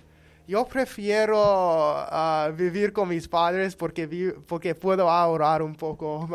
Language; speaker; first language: Spanish; non-native, learner; English